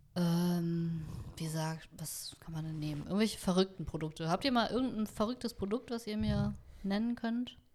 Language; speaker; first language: German; early bilingual, other home language; Vietnamese